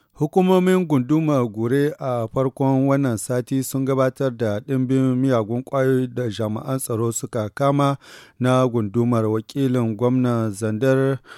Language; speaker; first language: Hausa; native; Hausa